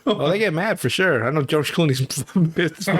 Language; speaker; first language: English; native; English